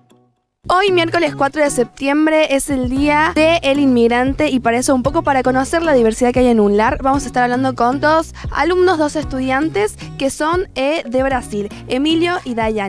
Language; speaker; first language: Spanish; native; Spanish